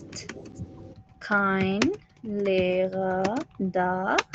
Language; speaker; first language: German; non-native, learner; Urdu